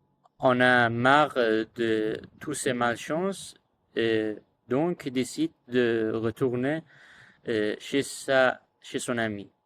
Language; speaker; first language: French; non-native, learner; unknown